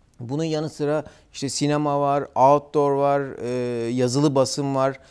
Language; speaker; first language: Turkish; native; Turkish